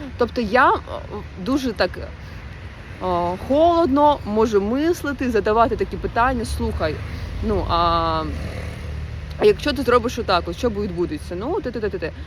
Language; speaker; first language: Ukrainian; non-native, local second language; Russian